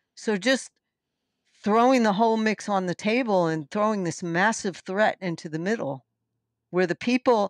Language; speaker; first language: English; native; English